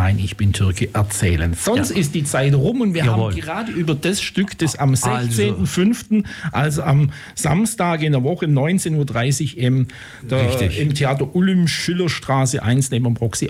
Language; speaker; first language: German; native; German